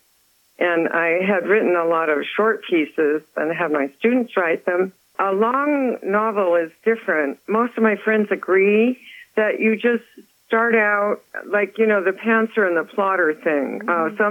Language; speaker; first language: English; native; English